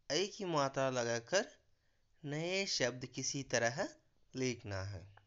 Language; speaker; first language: Hindi; non-native, local second language; Kannada